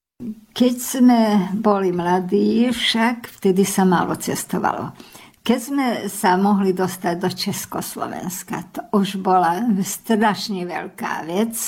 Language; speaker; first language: Slovak; early bilingual, heritage; Slovak